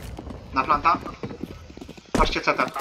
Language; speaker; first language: Polish; native; Polish